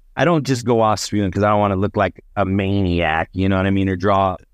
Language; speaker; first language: English; native; English